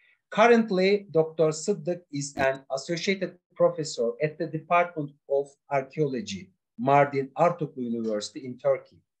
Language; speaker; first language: English; non-native, learner; Turkish